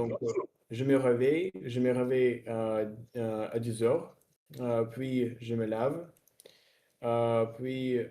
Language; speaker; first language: French; non-native, fluent; Russian